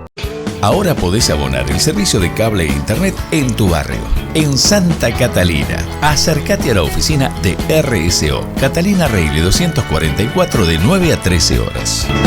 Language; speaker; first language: Spanish; native; Spanish